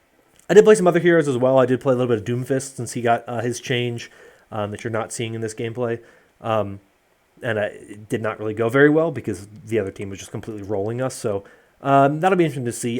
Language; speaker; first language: English; native; English